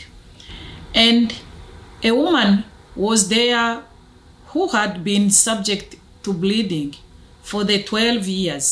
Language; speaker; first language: English; non-native, local second language; Kinyarwanda